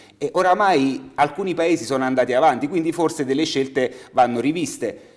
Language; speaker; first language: Italian; native; Italian